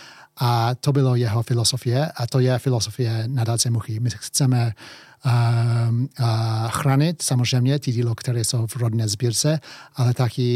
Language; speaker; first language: Czech; early bilingual, heritage; English